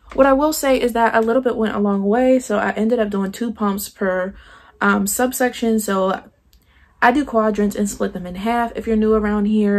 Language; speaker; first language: English; native; English